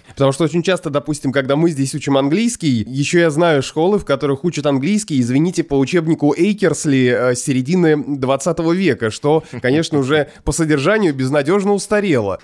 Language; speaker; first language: Russian; native; Russian